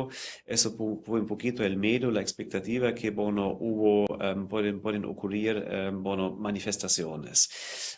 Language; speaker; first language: Spanish; non-native, fluent; German